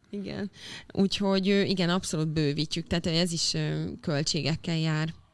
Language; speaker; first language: Hungarian; native; Hungarian